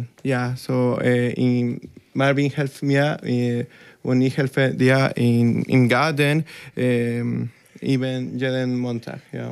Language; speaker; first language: German; non-native, learner; Spanish